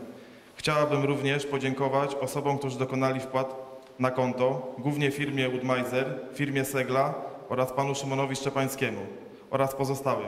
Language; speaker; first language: Polish; native; Polish